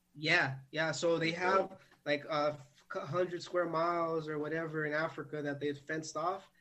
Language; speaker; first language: English; native; English